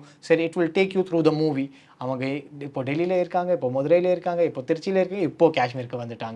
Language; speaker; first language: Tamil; non-native, learner; Kashmiri